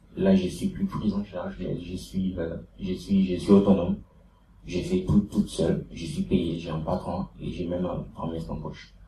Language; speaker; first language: French; early bilingual, other home language; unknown